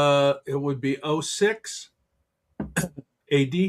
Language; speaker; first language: English; native; English